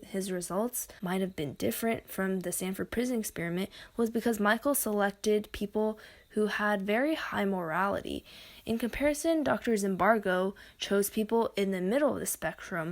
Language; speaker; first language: English; native; English